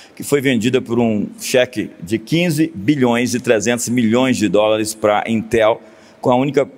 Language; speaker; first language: Portuguese; non-native, fluent; Hebrew